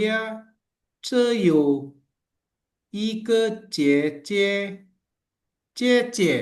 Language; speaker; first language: Chinese; non-native, learner; Indonesian